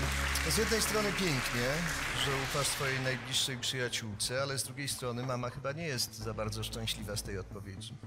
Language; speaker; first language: Polish; native; Polish